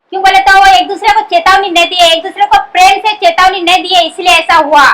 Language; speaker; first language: Hindi; non-native, local second language; Marathi